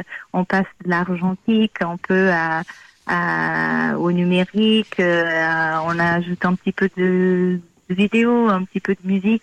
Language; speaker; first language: French; non-native, fluent; Portuguese